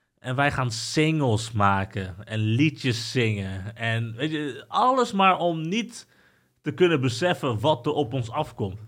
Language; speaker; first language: Dutch; early bilingual, other home language; Spanish